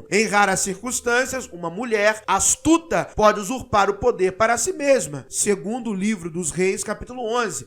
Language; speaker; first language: Portuguese; native; Portuguese